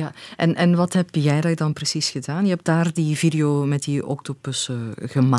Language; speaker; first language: Dutch; native; Dutch